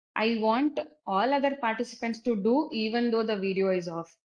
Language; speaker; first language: English; non-native, local second language; Kannada